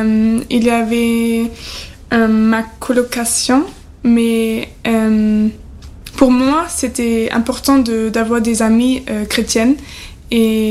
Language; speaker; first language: French; non-native, fluent; German